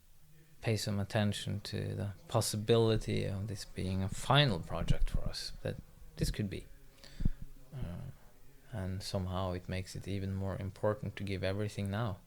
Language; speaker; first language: English; non-native, fluent; Norwegian